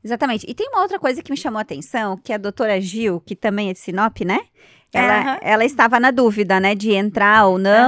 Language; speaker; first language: Portuguese; native; Portuguese